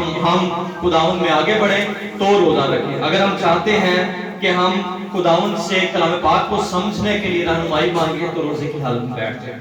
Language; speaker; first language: Urdu; native; Urdu